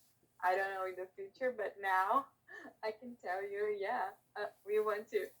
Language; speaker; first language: English; non-native, learner; Portuguese